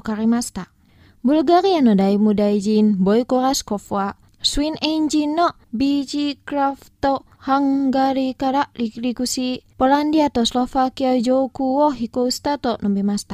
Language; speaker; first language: Japanese; non-native, fluent; Indonesian